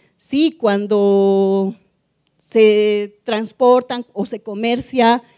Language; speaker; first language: Spanish; native; Spanish